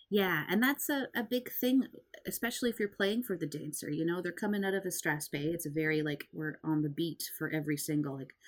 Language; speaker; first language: English; native; English